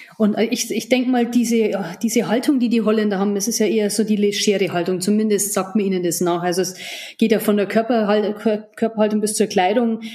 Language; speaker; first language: German; native; German